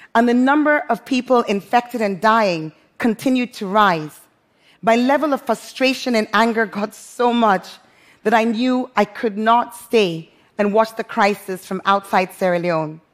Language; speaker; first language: English; non-native, local second language; Krio